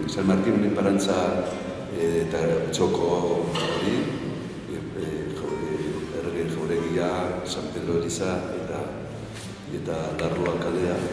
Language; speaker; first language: Basque; non-native, local second language; Spanish